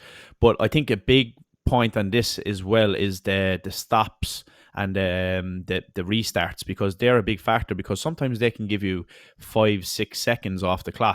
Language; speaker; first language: English; native; English